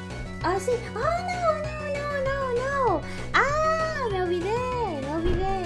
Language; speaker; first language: Spanish; early bilingual, heritage; English